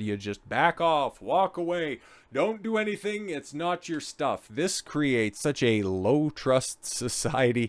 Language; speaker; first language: English; native; English